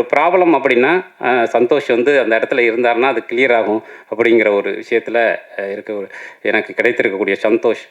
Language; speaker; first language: Tamil; native; Tamil